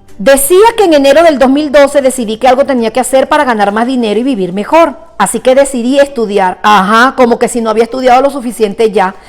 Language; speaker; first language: Spanish; native; Spanish